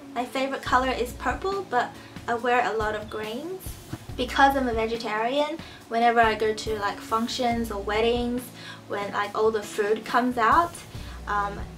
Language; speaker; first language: English; early bilingual, other home language; Chinese